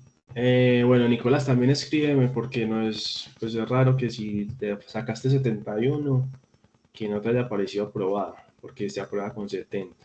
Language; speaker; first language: Spanish; native; Spanish